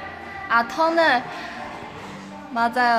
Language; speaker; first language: Korean; non-native, fluent; Chinese